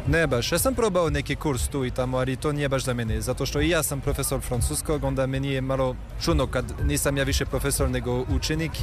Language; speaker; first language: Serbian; non-native, fluent; French